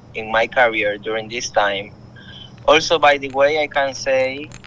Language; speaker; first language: English; non-native, learner; Spanish